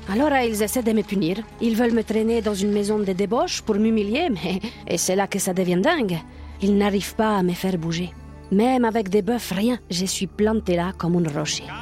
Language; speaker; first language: French; non-native, fluent; Italian